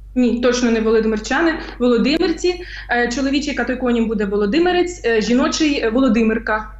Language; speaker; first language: Ukrainian; native; Ukrainian